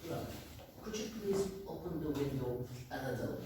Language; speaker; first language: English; non-native, fluent; Turkish